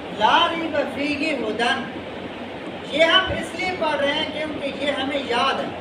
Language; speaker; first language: Urdu; native; Urdu